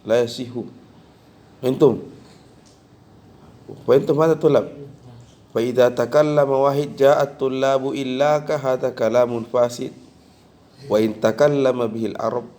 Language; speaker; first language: Arabic; non-native, fluent; Indonesian